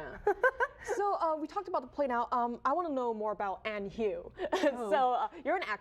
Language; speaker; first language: English; native; English